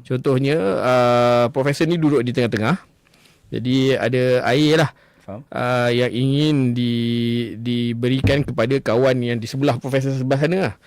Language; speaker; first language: Malay; native; Malay